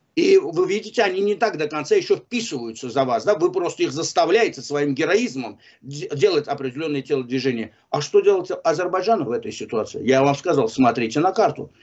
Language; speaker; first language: Russian; non-native, local second language; Azerbaijani